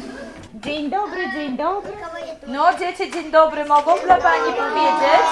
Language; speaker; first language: Polish; non-native, local second language; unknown